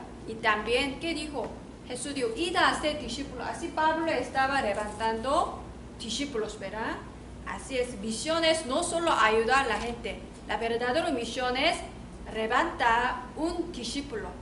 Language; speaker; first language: Spanish; non-native, learner; Korean